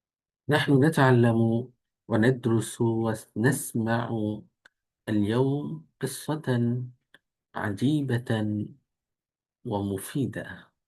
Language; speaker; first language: Arabic; non-native, fluent; Bangla